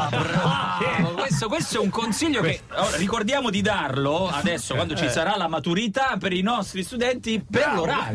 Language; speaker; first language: Italian; native; Italian